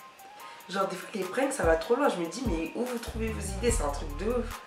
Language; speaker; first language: French; native; French